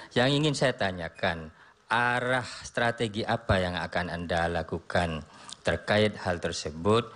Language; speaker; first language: Indonesian; non-native, local second language; Madurese